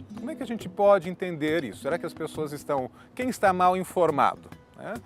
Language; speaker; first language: Portuguese; native; Portuguese